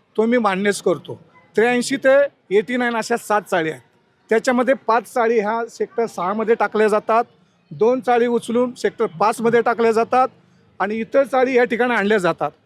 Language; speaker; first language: Marathi; native; Marathi